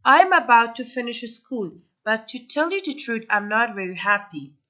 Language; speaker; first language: English; non-native, fluent; Persian